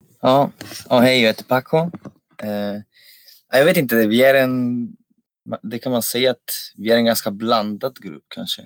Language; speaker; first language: Swedish; non-native, fluent; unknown